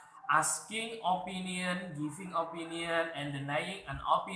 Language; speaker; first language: English; non-native, learner; Indonesian